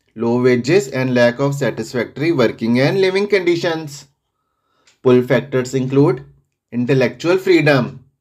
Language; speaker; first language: English; non-native, local second language; Punjabi